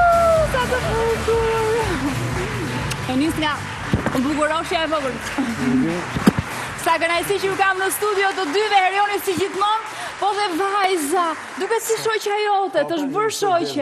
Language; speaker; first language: Albanian; native; Albanian